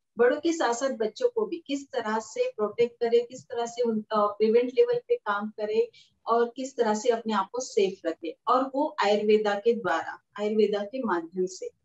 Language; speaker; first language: Hindi; non-native, local second language; Marathi